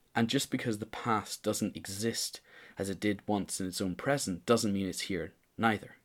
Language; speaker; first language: English; native; English